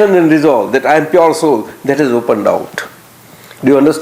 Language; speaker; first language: English; non-native, local second language; Gujarati